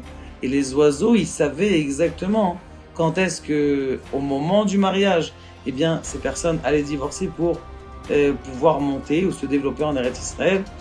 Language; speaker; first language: French; native; French